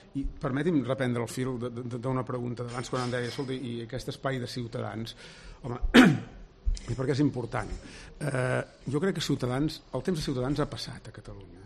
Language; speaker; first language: Catalan; native; Catalan